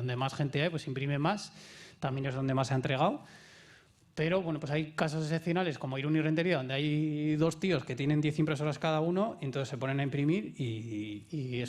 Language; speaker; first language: Spanish; native; Spanish